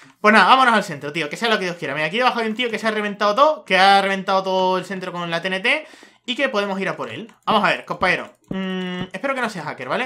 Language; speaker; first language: Spanish; native; Spanish